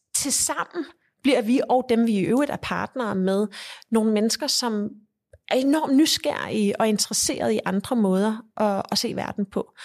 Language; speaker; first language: Danish; early bilingual, heritage; Danish